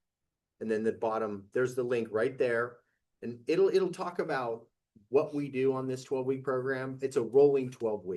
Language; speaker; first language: English; native; English